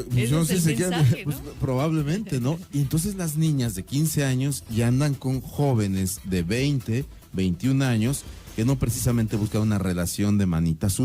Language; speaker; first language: Spanish; native; Spanish